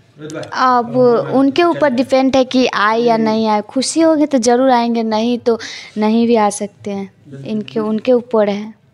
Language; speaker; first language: Hindi; native; Hindi